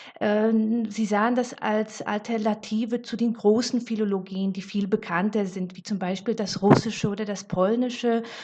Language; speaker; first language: German; non-native, fluent; Slovak